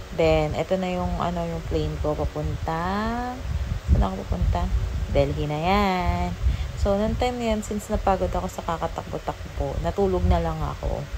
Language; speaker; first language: Filipino; native; Filipino